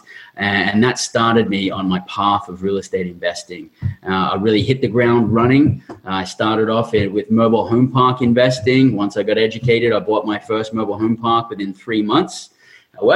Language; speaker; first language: English; native; English